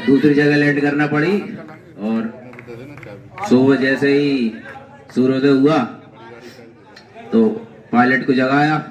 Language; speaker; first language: Hindi; native; Hindi